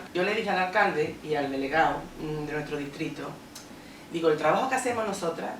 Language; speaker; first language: Spanish; native; Spanish